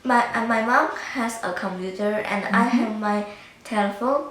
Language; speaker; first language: English; non-native, learner; Chinese